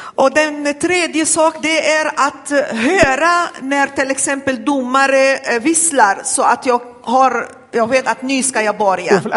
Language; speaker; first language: Swedish; non-native, fluent; Arabic